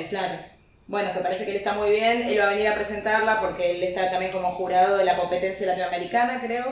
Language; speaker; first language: Spanish; native; Spanish